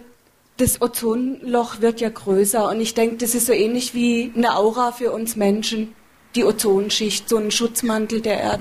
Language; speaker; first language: German; native; German